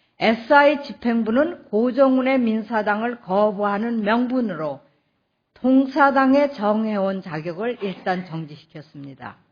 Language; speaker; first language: Korean; native; Korean